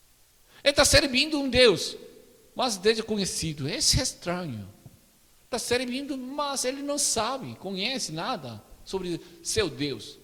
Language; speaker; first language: Portuguese; non-native, learner; Korean